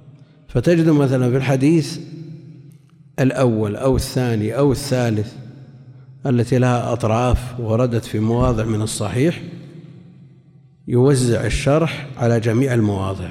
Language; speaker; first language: Arabic; native; Arabic